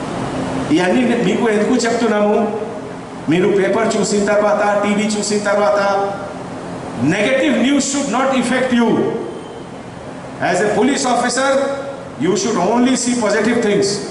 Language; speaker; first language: Telugu; non-native, fluent; Hindi